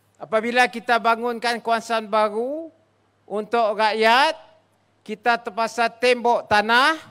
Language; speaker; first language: Malay; native; Malay